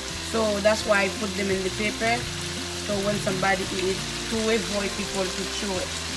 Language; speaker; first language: English; non-native, fluent; Haitian Creole